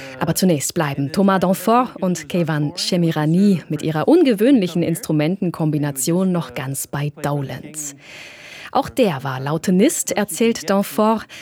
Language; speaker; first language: German; native; German